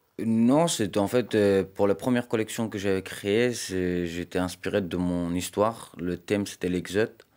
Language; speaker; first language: French; non-native, fluent; Persian